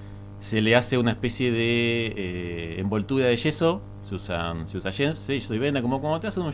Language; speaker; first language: Spanish; native; Spanish